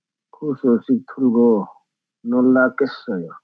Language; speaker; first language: Korean; non-native, learner; Nepali